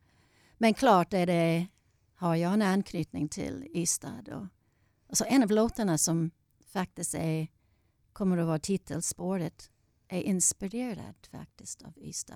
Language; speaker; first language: Swedish; non-native, fluent; English